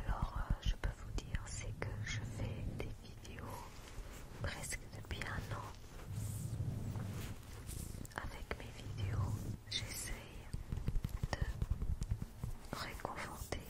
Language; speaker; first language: French; non-native, fluent; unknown